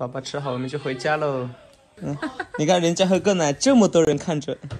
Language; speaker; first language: Chinese; native; Chinese